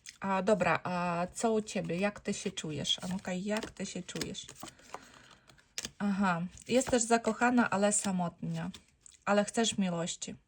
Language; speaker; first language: Polish; non-native, learner; Ukrainian